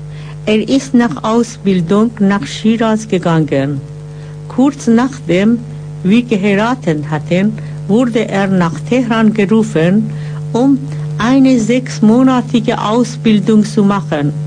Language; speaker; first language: German; non-native, fluent; Persian